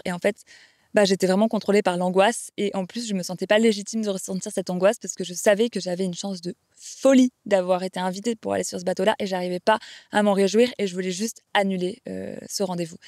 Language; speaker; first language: French; native; French